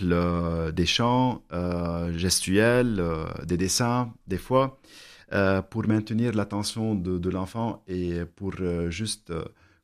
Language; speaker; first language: French; non-native, local second language; Arabic